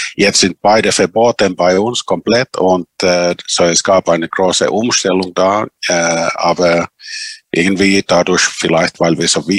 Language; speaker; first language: German; non-native, fluent; Finnish